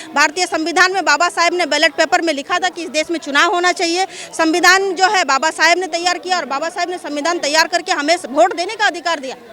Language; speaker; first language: Hindi; non-native, local second language; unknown